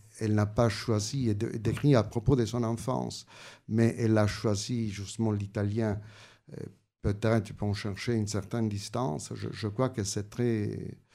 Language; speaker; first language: French; non-native, fluent; Italian